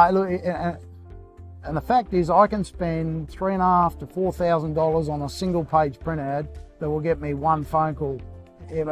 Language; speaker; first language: English; native; English